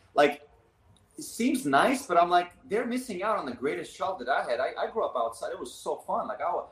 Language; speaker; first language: English; early bilingual, other home language; Armenian